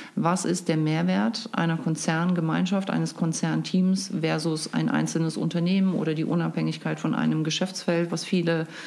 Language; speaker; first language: German; native; German